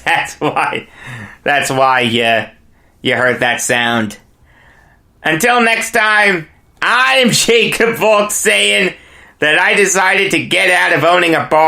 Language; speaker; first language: English; native; English